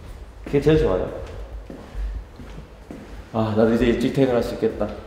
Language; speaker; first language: Korean; native; Korean